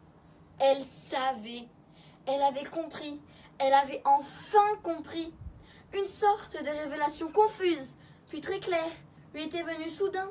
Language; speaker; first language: French; native; French